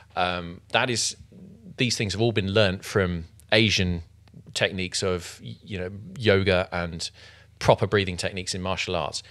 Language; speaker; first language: English; native; English